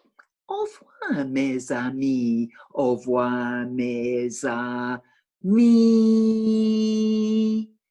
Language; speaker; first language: French; non-native, fluent; English